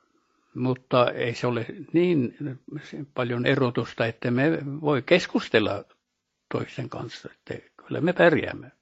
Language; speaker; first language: Finnish; early bilingual, heritage; Finnish